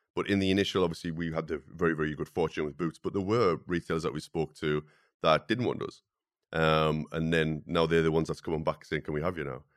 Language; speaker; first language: English; native; English